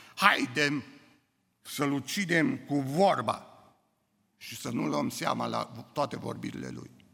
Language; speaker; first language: Romanian; native; Romanian